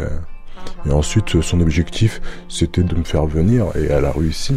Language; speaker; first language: French; early bilingual, other home language; Arabic